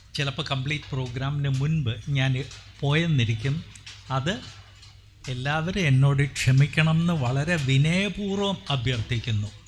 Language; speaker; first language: Malayalam; non-native, local second language; Hindi